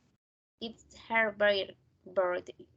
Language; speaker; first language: English; non-native, fluent; Spanish